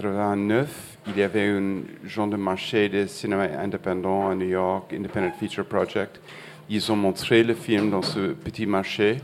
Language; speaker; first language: French; non-native, fluent; English